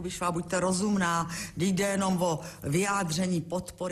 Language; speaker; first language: Czech; native; Czech